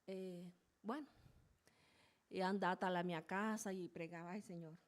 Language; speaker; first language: Italian; non-native, learner; Spanish